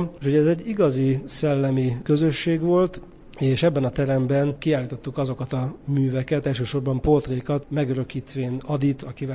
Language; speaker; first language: Hungarian; native; Hungarian